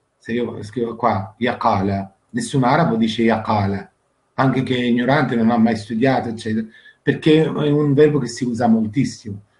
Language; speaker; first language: Italian; non-native, fluent; Arabic